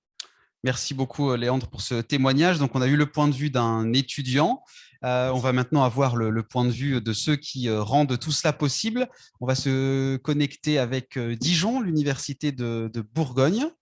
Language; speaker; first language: French; native; French